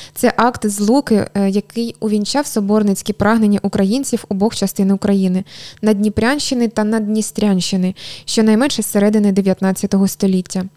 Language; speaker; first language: Ukrainian; native; Ukrainian